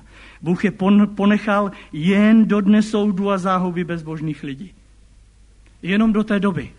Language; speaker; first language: Czech; native; Czech